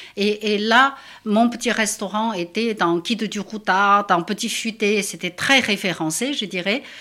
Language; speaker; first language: French; non-native, fluent; Chinese